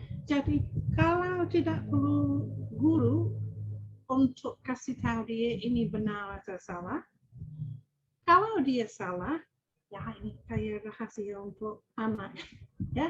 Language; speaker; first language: Indonesian; non-native, fluent; English